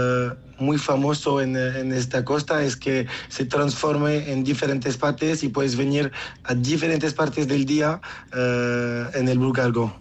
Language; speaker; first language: Spanish; non-native, learner; French